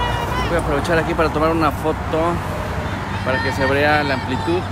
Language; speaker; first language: Spanish; native; Spanish